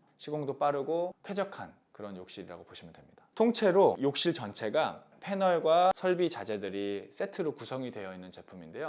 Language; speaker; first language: Korean; native; Korean